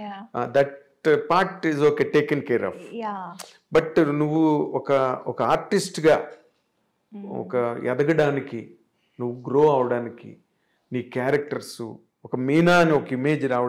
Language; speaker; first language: Telugu; native; Telugu